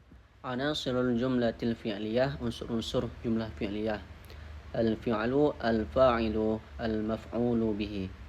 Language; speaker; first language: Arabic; non-native, learner; Indonesian